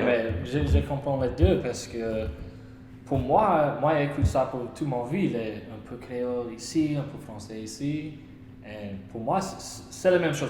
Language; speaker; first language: French; non-native, learner; English